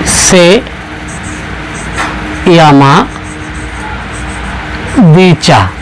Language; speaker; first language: Spanish; non-native, fluent; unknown